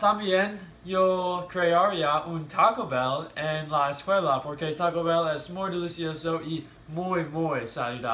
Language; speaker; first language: Spanish; non-native, learner; English